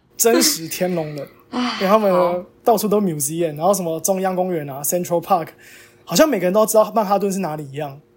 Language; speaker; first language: Chinese; native; Chinese